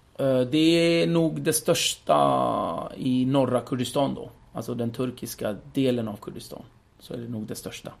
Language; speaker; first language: Swedish; early bilingual, other home language; Kurdish